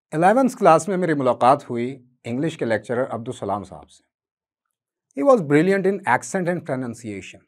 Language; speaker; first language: Hindi; native; Hindi